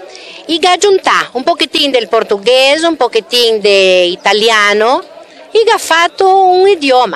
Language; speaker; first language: Italian; early bilingual, heritage; Italian